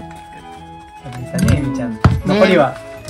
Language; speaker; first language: Japanese; native; Japanese